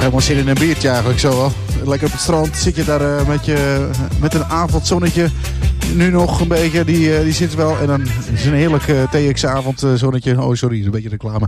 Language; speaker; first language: Dutch; native; Dutch